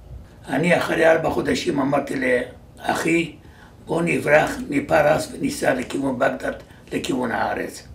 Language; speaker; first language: Hebrew; non-native, fluent; Georgian